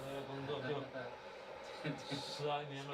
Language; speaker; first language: Chinese; native; Chinese